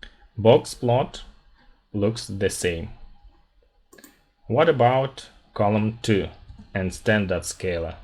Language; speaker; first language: English; non-native, fluent; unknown